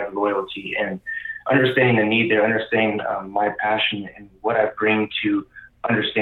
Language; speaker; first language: English; native; English